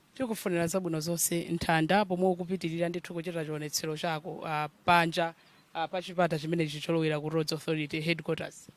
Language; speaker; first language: Nyanja; native; Nyanja